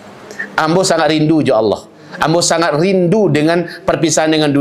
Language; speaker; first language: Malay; non-native, local second language; Minangkabau